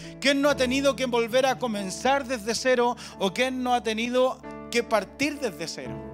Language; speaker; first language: Spanish; native; Spanish